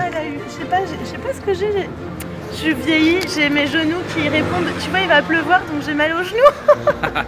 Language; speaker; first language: French; native; French